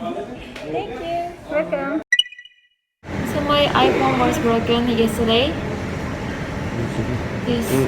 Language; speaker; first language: English; non-native, learner; Japanese